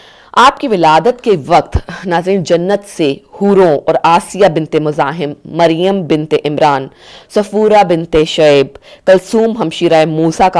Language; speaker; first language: Urdu; native; Urdu